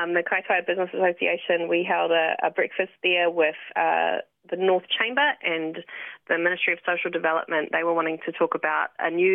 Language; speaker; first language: English; native; English